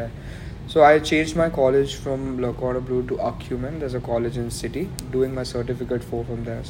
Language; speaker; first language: English; non-native, local second language; Gujarati